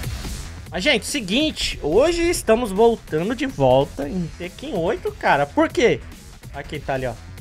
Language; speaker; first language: Portuguese; native; Portuguese